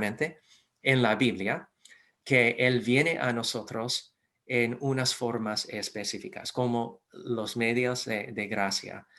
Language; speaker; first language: Spanish; non-native, fluent; English